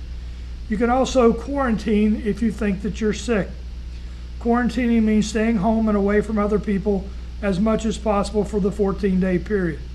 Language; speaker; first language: English; native; English